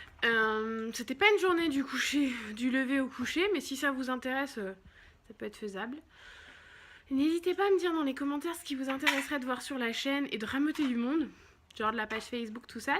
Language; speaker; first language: French; native; French